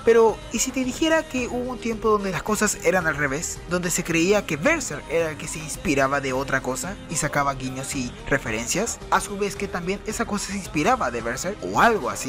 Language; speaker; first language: Spanish; native; Spanish